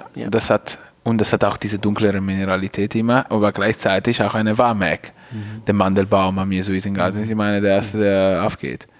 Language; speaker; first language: German; non-native, fluent; Italian